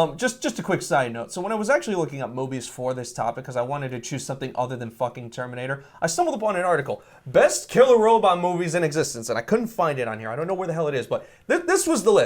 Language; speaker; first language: English; native; English